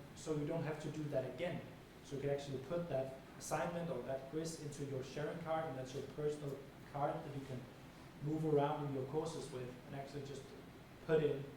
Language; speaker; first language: English; non-native, fluent; Danish